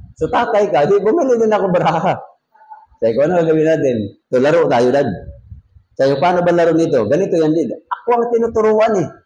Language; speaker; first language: Filipino; non-native, local second language; Cebuano